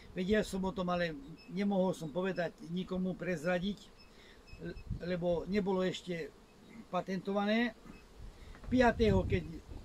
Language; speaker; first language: Slovak; non-native, local second language; Hungarian